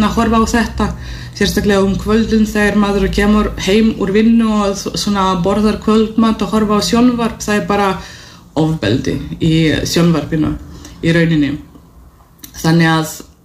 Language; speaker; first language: Icelandic; non-native, fluent; Russian